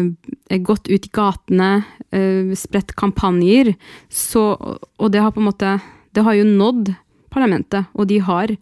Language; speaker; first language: Norwegian; early bilingual, other home language; Arabic